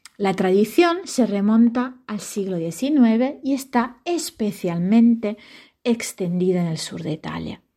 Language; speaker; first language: Spanish; non-native, fluent; Italian